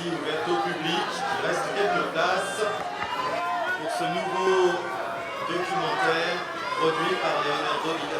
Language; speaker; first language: French; native; French